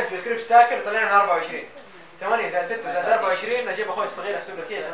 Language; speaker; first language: Arabic; native; Arabic